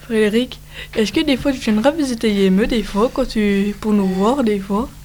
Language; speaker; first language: French; native; French